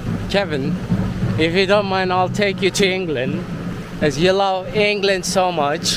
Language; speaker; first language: English; non-native, fluent; Turkish